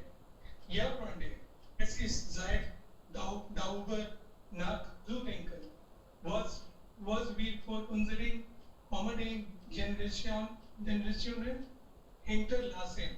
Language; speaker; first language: German; non-native, learner; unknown